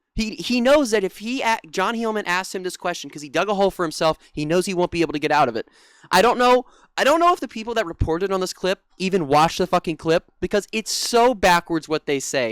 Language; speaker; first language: English; native; English